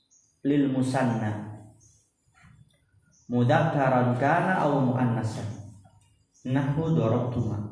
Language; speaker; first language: Arabic; non-native, fluent; Indonesian